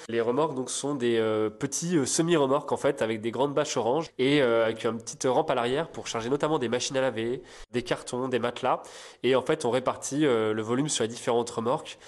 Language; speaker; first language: French; native; French